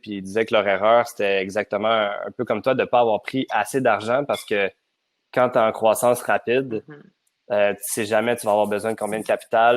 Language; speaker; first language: French; native; French